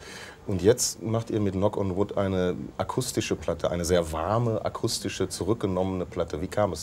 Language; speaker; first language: German; native; German